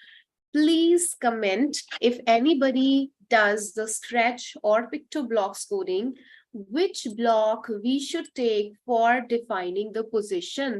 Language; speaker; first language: English; non-native, local second language; Hindi